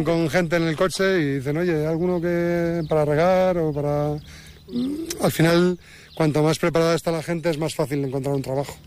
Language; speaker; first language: Spanish; native; Spanish